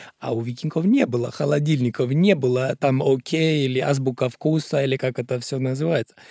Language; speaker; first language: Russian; non-native, fluent; Icelandic